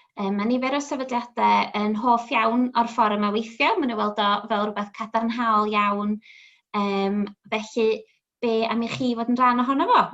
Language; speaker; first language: Welsh; native; Welsh